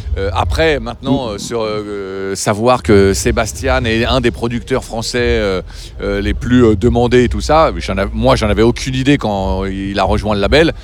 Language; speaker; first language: French; native; French